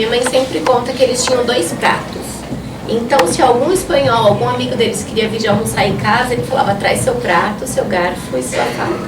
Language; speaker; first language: Portuguese; early bilingual, other home language; Spanish